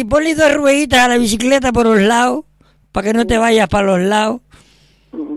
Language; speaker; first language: Spanish; native; Spanish